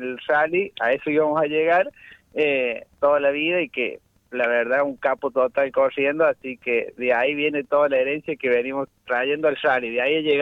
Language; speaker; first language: Spanish; native; Spanish